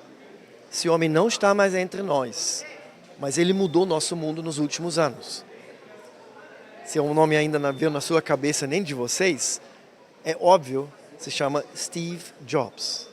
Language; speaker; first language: Portuguese; non-native, fluent; German